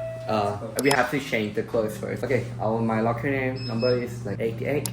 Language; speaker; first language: English; non-native, learner; Thai